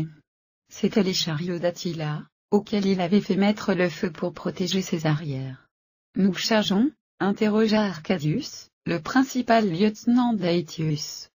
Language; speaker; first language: French; native; French